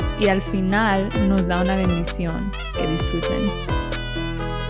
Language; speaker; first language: Spanish; early bilingual, heritage; Spanish